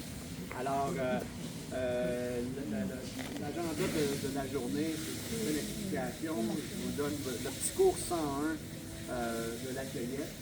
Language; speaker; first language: French; native; French